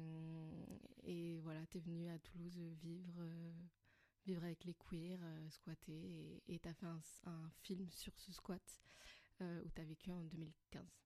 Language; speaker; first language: French; native; French